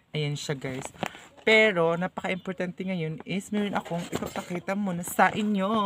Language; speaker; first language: Filipino; non-native, local second language; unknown